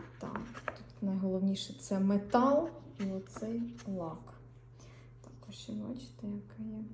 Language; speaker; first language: Ukrainian; non-native, local second language; Russian